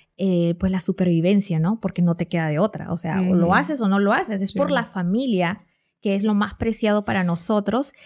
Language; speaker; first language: Spanish; native; Spanish